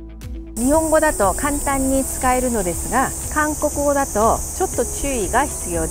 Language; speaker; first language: Japanese; non-native, fluent; Korean